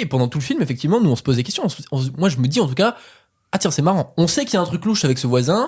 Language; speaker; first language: French; native; French